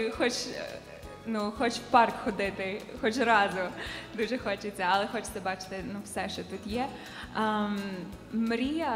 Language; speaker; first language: Ukrainian; non-native, fluent; English